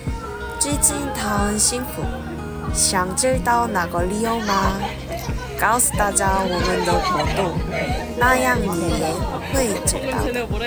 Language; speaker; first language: Chinese; non-native, learner; Korean